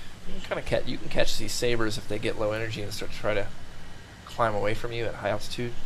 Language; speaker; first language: English; native; English